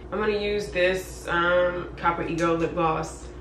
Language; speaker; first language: English; native; English